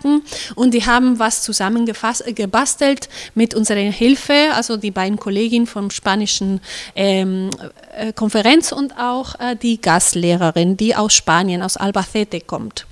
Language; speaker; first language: German; non-native, fluent; Spanish